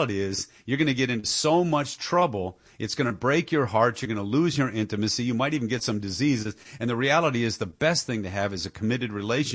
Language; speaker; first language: English; native; English